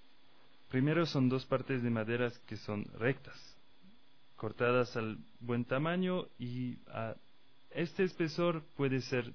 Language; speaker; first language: Spanish; non-native, fluent; French